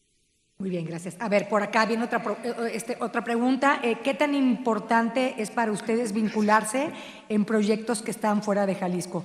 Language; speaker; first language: Spanish; native; Spanish